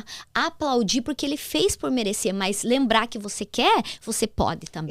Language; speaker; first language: Portuguese; native; Portuguese